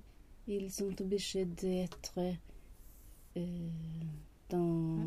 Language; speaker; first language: French; non-native, learner; Swedish